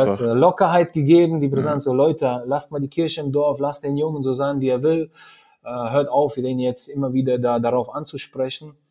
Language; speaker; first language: German; early bilingual, other home language; Russian